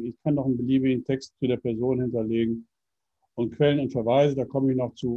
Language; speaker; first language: German; native; German